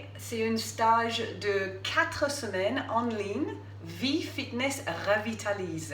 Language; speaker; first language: French; non-native, fluent; English